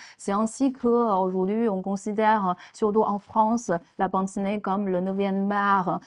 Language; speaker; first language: French; non-native, fluent; Chinese